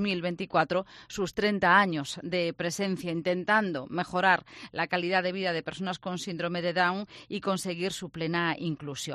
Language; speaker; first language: Spanish; native; Spanish